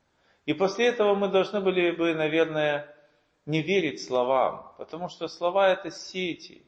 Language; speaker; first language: Russian; native; Russian